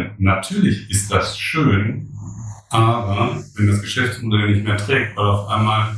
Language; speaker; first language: German; native; German